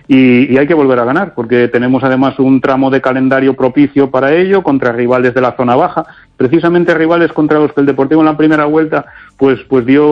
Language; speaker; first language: Spanish; native; Spanish